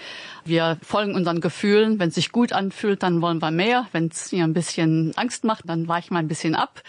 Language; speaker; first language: German; native; German